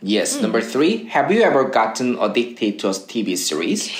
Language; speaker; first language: English; non-native, fluent; Korean